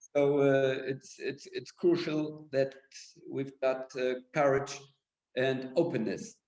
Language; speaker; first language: English; non-native, fluent; German